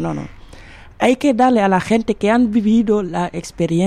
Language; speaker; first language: Spanish; non-native, fluent; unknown